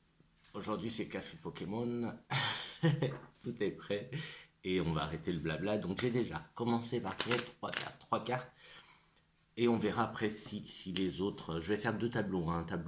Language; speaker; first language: French; native; French